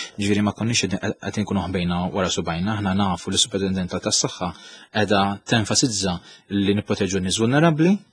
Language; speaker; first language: Maltese; native; Maltese